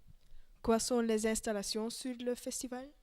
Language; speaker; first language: French; non-native, learner; Dutch